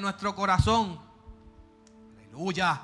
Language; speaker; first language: Spanish; early bilingual, heritage; Spanish